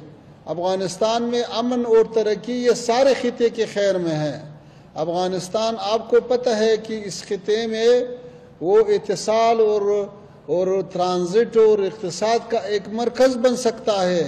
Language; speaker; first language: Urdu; non-native, fluent; Pashto